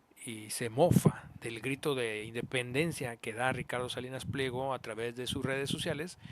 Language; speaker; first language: Spanish; native; Spanish